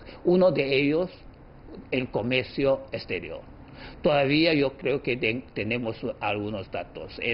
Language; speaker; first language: Spanish; non-native, fluent; Chinese